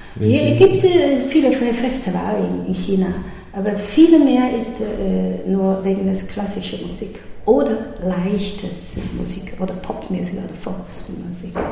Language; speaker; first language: German; non-native, learner; Chinese